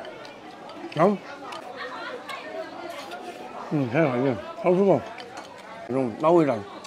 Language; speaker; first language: Chinese; native; Chinese